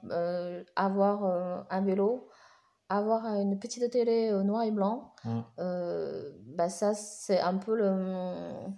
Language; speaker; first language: French; non-native, fluent; Chinese